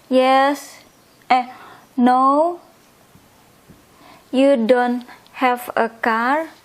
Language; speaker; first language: English; non-native, fluent; Indonesian